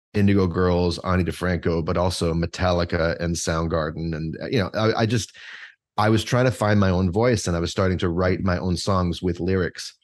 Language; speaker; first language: English; native; English